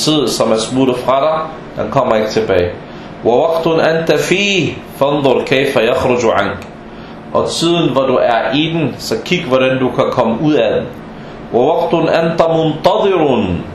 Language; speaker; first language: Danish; early bilingual, other home language; Arabic